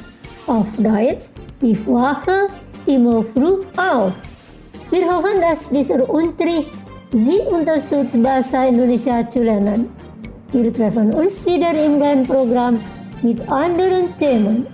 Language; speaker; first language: German; non-native, fluent; Indonesian